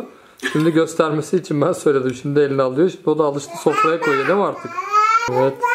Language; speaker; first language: Turkish; native; Turkish